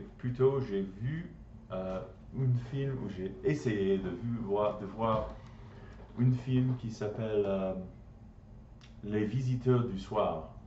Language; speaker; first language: French; non-native, learner; English